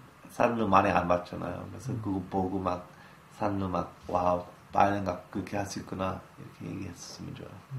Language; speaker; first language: Korean; early bilingual, heritage; English